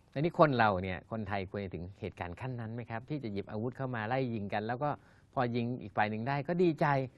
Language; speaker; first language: Thai; native; Thai